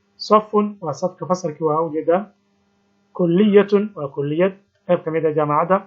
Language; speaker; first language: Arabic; non-native, fluent; Somali